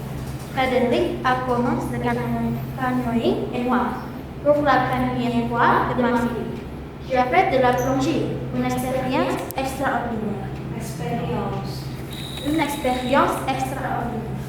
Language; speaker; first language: French; non-native, learner; Indonesian